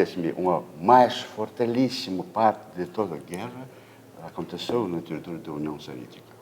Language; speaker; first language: Portuguese; non-native, fluent; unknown